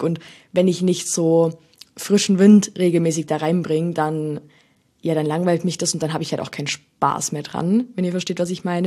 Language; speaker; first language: German; native; German